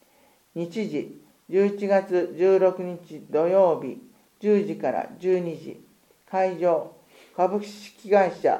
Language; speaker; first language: Japanese; native; Japanese